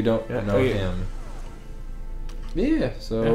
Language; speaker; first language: English; native; English